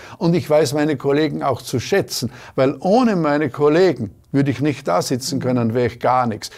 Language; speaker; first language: German; native; German